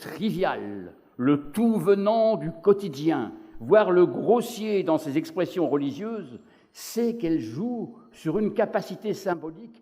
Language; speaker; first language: French; native; French